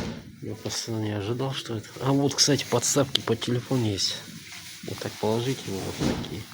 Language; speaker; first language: Russian; non-native, local second language; Yakut